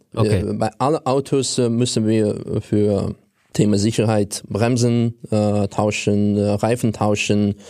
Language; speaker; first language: German; non-native, fluent; Russian